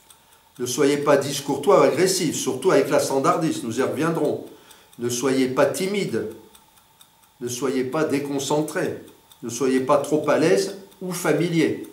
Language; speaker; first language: French; native; French